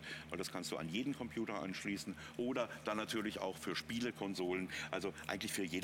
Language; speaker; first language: German; native; German